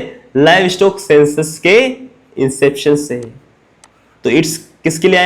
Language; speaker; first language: Hindi; native; Hindi